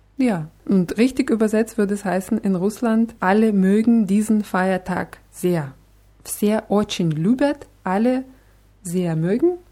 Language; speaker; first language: German; non-native, fluent; Russian